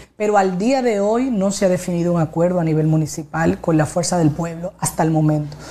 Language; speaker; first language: Spanish; native; Spanish